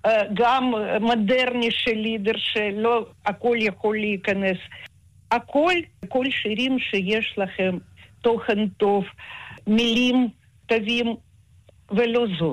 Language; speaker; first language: Hebrew; non-native, fluent; Russian